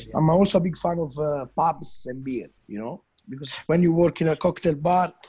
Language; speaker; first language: English; non-native, fluent; Italian